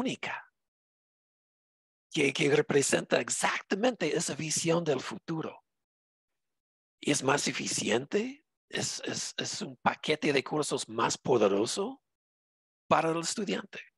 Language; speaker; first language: Spanish; non-native, fluent; English